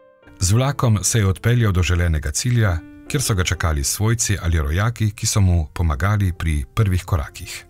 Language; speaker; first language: Slovenian; native; Slovenian